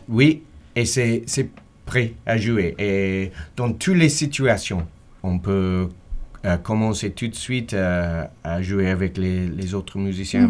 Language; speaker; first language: French; non-native, fluent; English